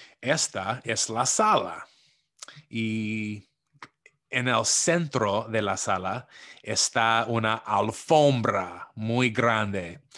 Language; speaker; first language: Spanish; non-native, fluent; English